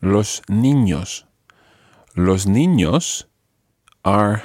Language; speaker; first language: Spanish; non-native, fluent; English